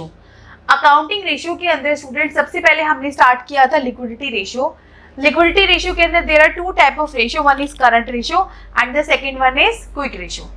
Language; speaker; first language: Hindi; native; Hindi